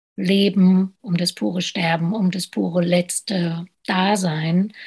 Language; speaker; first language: German; native; German